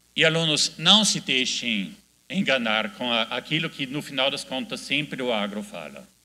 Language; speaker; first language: Portuguese; non-native, fluent; German